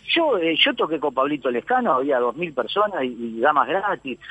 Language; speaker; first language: Spanish; native; Spanish